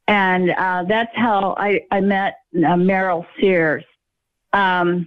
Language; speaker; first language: English; native; English